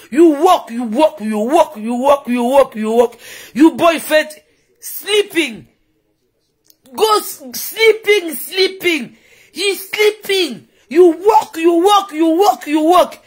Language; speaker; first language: English; non-native, learner; Lingala